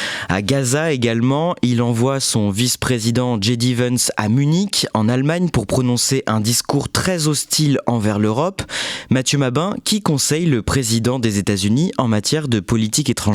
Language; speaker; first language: French; native; French